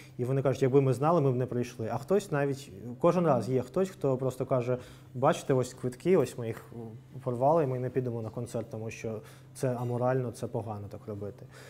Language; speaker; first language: Ukrainian; non-native, local second language; Russian